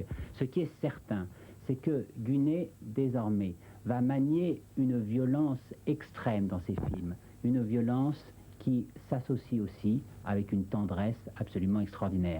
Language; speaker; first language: French; native; French